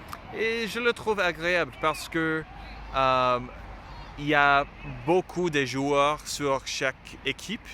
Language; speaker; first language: French; non-native, learner; English